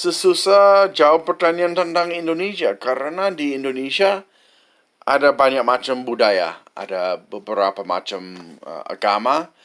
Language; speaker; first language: Indonesian; non-native, fluent; English